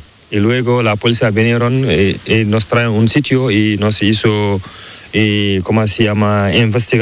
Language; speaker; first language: Spanish; non-native, learner; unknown